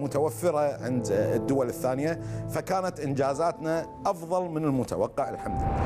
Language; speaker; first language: Arabic; native; Arabic